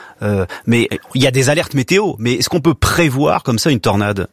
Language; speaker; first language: French; native; French